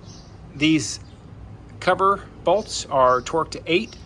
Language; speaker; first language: English; native; English